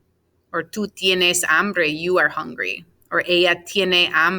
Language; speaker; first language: Spanish; non-native, fluent; English